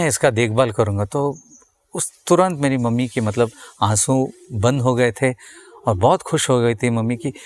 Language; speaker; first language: Hindi; non-native, local second language; Tamil